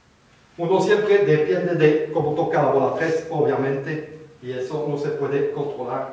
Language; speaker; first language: Spanish; non-native, fluent; French